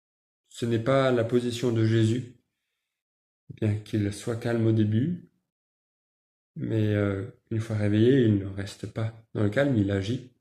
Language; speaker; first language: French; native; French